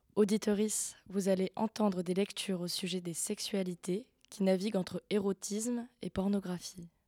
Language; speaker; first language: French; non-native, fluent; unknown